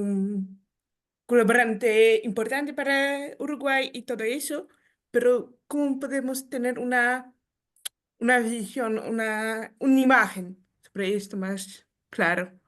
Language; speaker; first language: Spanish; non-native, fluent; Polish